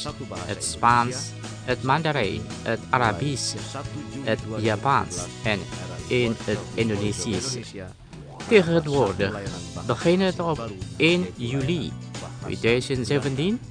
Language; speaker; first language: Dutch; non-native, learner; Indonesian